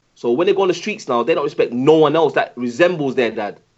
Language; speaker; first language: English; native; English